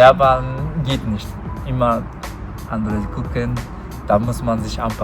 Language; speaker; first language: German; non-native, learner; Japanese